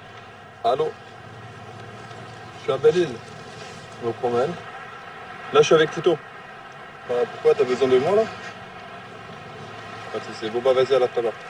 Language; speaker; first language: French; native; French